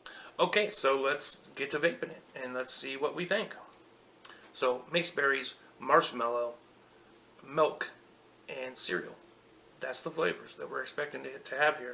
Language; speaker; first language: English; native; English